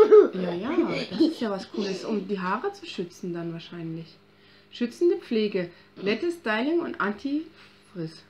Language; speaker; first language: German; native; German